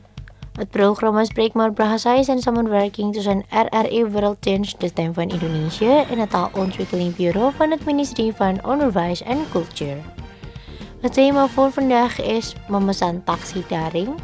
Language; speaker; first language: Dutch; non-native, learner; Indonesian